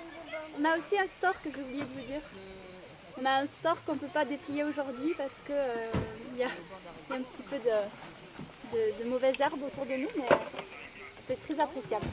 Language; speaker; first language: French; native; French